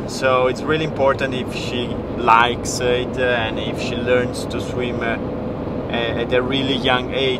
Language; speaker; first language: English; non-native, fluent; Italian